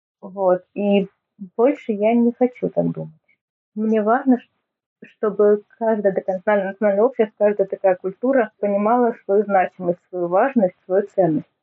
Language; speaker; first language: Russian; native; Russian